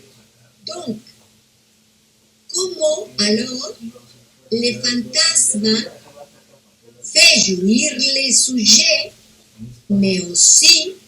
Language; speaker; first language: French; non-native, fluent; Spanish